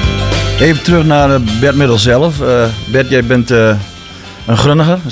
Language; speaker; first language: Dutch; native; Dutch